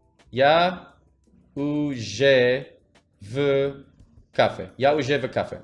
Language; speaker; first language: Russian; non-native, learner; English